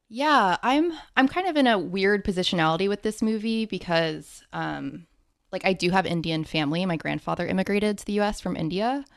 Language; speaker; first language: English; early bilingual, other home language; Hindi